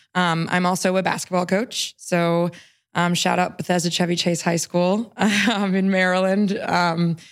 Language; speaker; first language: English; native; English